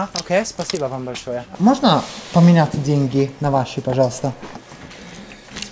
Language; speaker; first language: Russian; non-native, learner; Italian